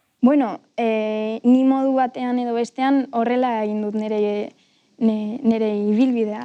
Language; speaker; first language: Basque; non-native, local second language; Spanish